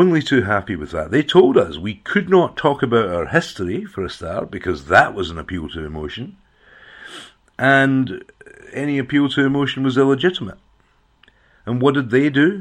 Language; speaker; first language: English; native; English